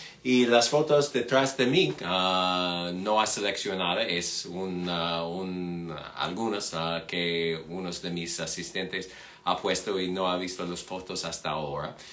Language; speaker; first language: Spanish; non-native, fluent; English